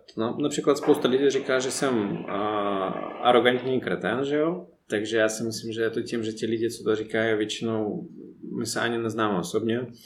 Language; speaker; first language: Czech; non-native, fluent; Russian